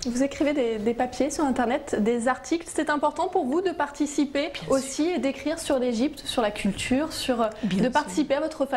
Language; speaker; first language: French; native; French